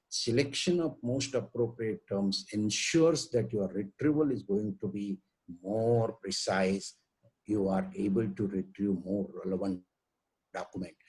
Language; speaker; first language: English; non-native, local second language; Marathi